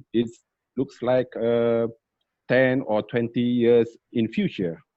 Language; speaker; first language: English; non-native, learner; Malay